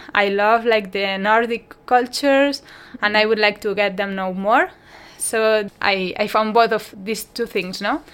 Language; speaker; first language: English; non-native, fluent; Spanish